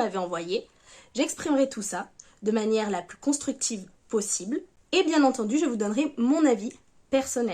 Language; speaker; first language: French; native; French